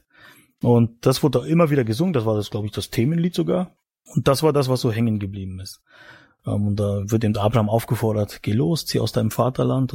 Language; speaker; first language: German; native; German